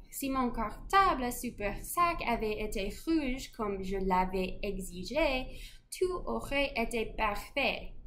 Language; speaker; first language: French; non-native, fluent; English